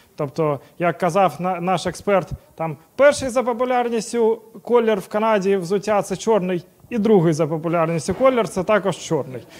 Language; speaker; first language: Ukrainian; non-native, local second language; Russian